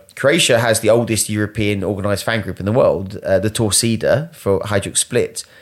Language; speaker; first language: English; native; English